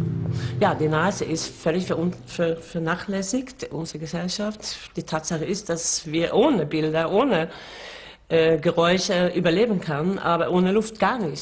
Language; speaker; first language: German; non-native, fluent; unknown